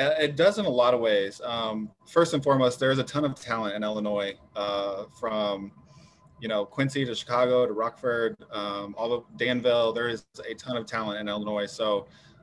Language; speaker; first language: English; native; English